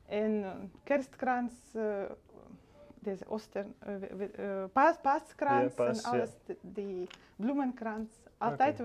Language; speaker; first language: Dutch; non-native, learner; Russian